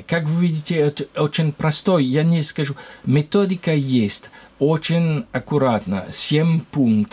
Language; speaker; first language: Russian; non-native, learner; French